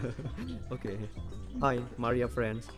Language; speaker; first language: English; non-native, fluent; Indonesian